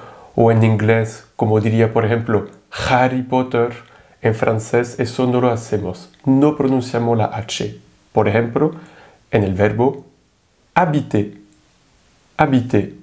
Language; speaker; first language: Spanish; non-native, fluent; French